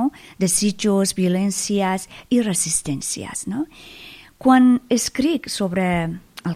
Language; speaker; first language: Catalan; non-native, fluent; Persian